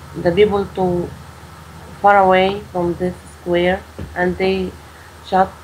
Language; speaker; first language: English; non-native, learner; Arabic